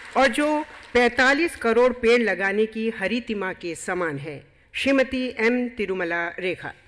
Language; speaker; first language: Hindi; native; Hindi